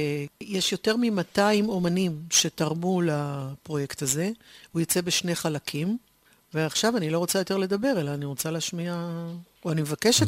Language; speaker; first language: Hebrew; native; Hebrew